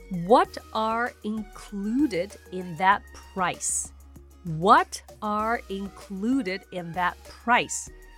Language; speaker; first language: English; non-native, fluent; Japanese